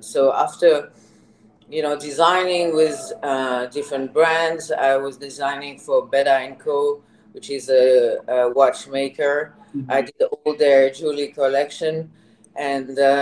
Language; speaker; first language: English; non-native, fluent; French